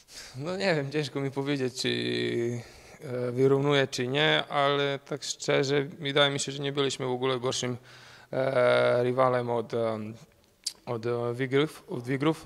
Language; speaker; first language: Polish; non-native, fluent; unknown